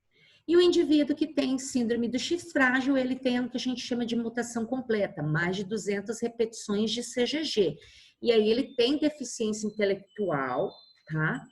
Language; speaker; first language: Portuguese; native; Portuguese